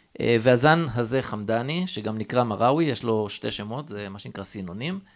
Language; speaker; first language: Hebrew; native; Hebrew